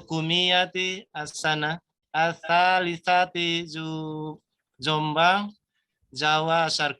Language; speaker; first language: Arabic; non-native, learner; Indonesian